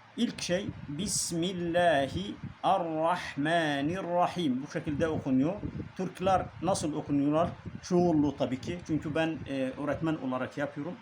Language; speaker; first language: Turkish; non-native, learner; Arabic